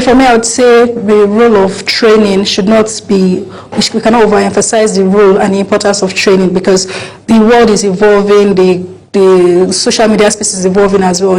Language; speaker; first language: English; non-native, local second language; Yoruba